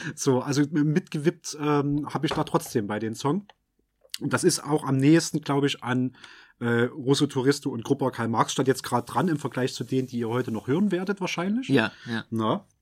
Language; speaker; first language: German; non-native, fluent; Russian